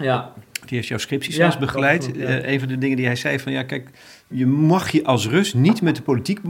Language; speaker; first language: Dutch; native; Dutch